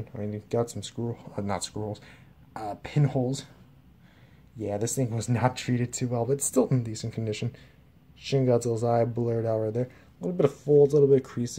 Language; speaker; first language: English; native; English